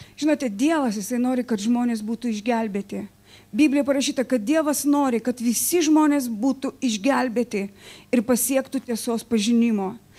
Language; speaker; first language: Lithuanian; non-native, local second language; Russian